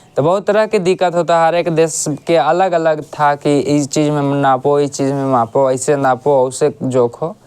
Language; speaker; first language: Hindi; native; Hindi